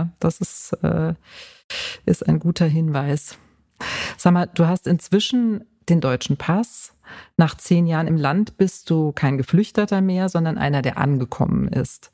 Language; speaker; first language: German; native; German